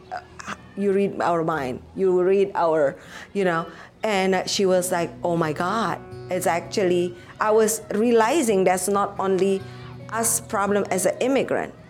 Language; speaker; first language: English; non-native, fluent; Indonesian